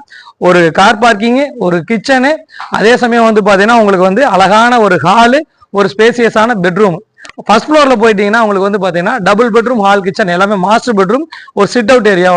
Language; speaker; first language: Tamil; native; Tamil